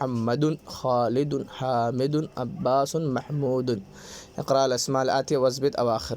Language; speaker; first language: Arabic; non-native, fluent; Urdu